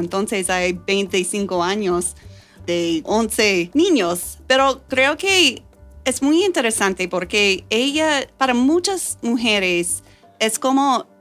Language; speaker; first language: Spanish; non-native, fluent; English